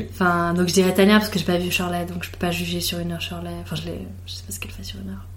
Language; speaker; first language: French; native; French